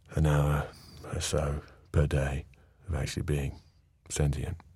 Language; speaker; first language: English; native; English